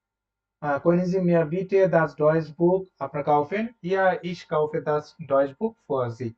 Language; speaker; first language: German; non-native, learner; Bangla